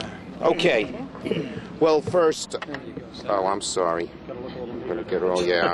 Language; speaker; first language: English; native; English